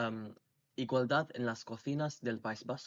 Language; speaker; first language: Spanish; non-native, learner; English